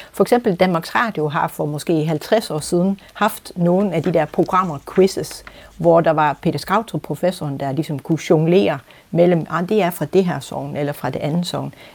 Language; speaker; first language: Danish; native; Danish